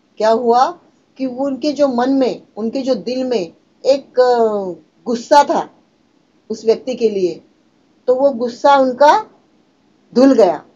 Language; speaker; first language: Hindi; non-native, local second language; Marathi